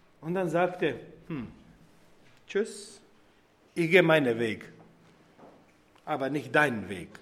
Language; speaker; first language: German; non-native, fluent; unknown